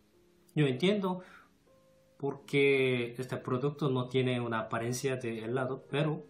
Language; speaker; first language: Spanish; non-native, fluent; Korean